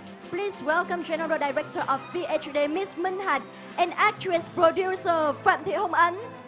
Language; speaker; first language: English; non-native, fluent; Vietnamese